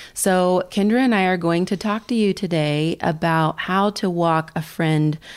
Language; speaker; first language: English; native; English